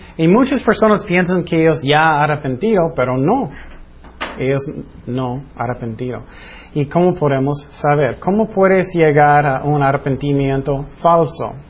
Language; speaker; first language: Spanish; non-native, fluent; English